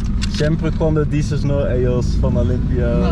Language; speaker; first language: Spanish; non-native, learner; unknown